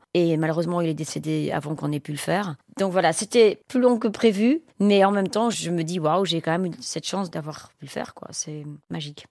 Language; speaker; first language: French; non-native, local second language; Dutch